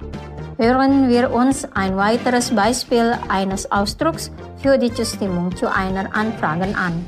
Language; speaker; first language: German; non-native, fluent; Indonesian